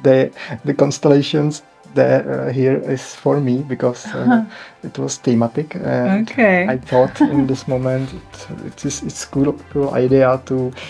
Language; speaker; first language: English; non-native, learner; Czech